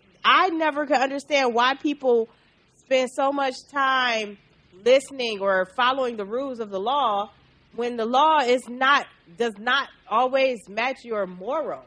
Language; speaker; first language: English; native; English